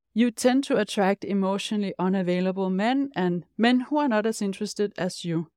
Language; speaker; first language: English; non-native, fluent; Danish